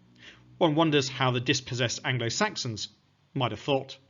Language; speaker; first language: English; native; English